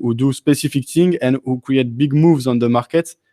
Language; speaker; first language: English; non-native, learner; French